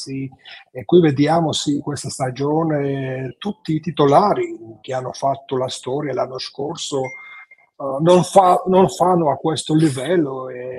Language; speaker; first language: Italian; non-native, fluent; Georgian